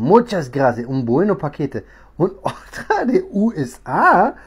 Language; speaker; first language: Spanish; non-native, learner; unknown